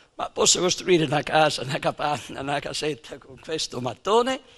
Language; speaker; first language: Italian; native; Italian